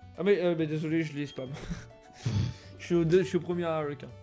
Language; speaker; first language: French; native; French